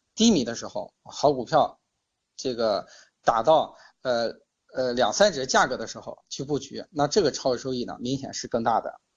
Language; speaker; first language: Chinese; native; Chinese